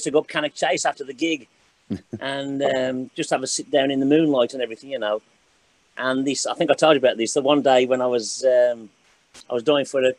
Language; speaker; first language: English; native; English